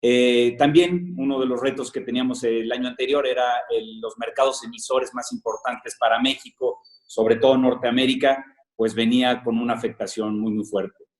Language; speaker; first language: Spanish; native; Spanish